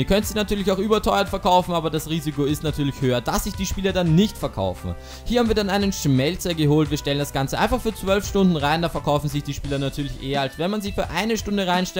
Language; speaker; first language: German; native; German